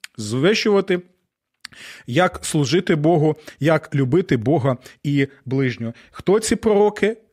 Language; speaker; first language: Ukrainian; non-native, local second language; Russian